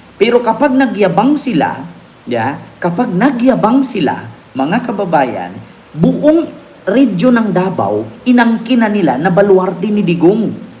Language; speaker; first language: Filipino; non-native, local second language; Cebuano